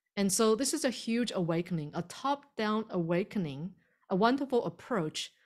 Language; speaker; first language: English; early bilingual, other home language; Chinese